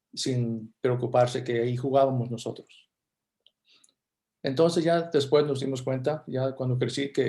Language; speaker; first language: Spanish; early bilingual, heritage; Spanish